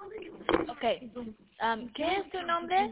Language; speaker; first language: Spanish; early bilingual, heritage; Spanish